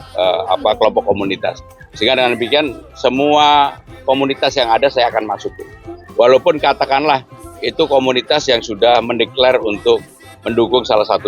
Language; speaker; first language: Indonesian; native; Indonesian